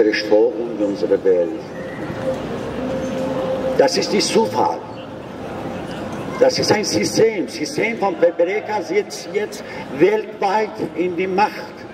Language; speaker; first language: German; non-native, learner; Persian